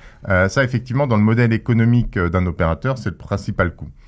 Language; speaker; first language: French; native; French